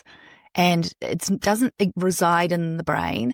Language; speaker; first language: English; native; English